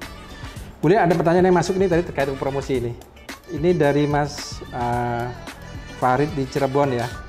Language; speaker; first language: Indonesian; native; Indonesian